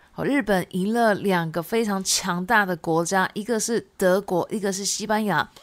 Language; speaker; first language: Chinese; non-native, fluent; Japanese